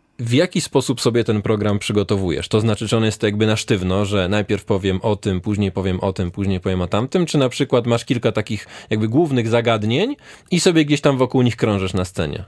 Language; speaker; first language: Polish; native; Polish